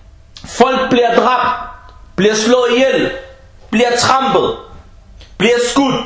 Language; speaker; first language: Danish; early bilingual, other home language; Arabic